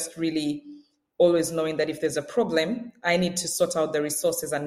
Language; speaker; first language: English; non-native, local second language; Ganda